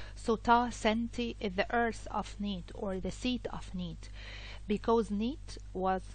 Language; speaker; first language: English; non-native, fluent; Arabic